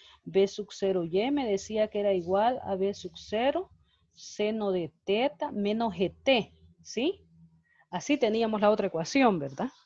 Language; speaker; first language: Spanish; native; Spanish